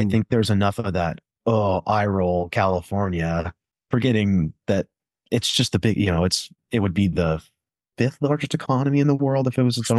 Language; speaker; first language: English; native; English